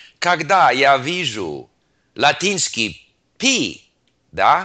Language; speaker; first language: Russian; non-native, learner; English